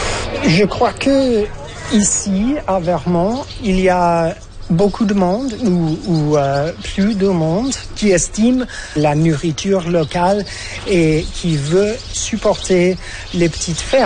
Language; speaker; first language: French; non-native, fluent; English